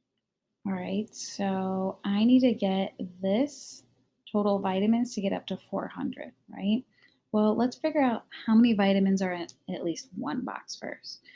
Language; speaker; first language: English; native; English